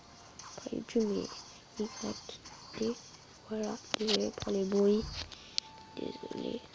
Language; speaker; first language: French; native; French